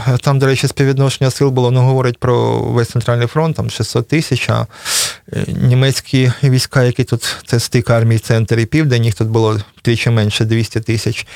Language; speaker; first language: Ukrainian; native; Ukrainian